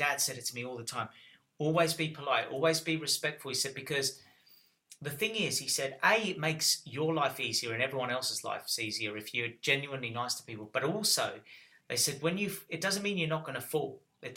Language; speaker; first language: English; native; English